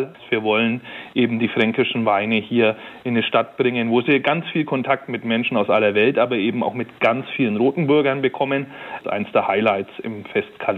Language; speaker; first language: German; native; German